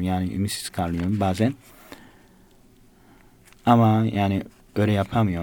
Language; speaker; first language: Turkish; non-native, fluent; Korean